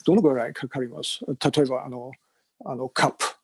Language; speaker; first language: Japanese; non-native, learner; German